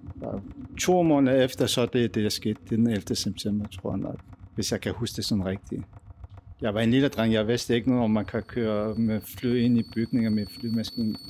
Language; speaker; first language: Danish; early bilingual, other home language; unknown